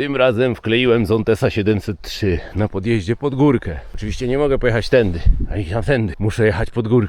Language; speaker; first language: Polish; native; Polish